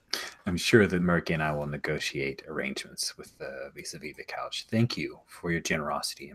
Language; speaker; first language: English; native; English